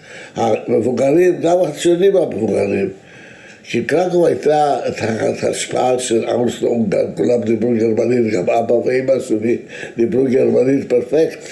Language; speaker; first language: Hebrew; non-native, fluent; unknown